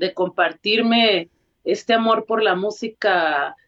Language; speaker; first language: Spanish; early bilingual, heritage; Spanish